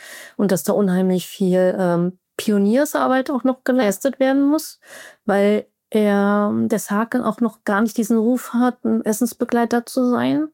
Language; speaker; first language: German; native; German